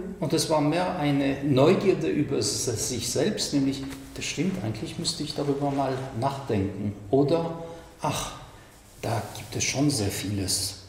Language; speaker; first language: German; non-native, fluent; French